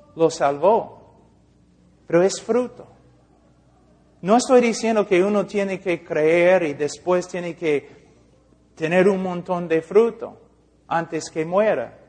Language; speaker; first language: Spanish; non-native, fluent; English